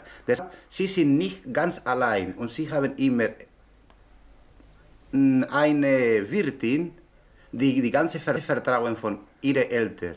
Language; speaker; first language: German; non-native, learner; Spanish